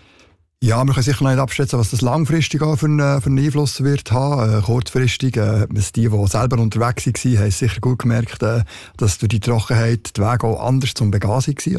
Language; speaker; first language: German; native; German